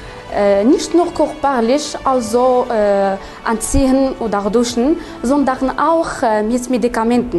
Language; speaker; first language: German; non-native, learner; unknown